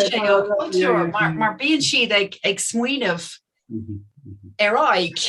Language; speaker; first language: Irish; non-native, local second language; English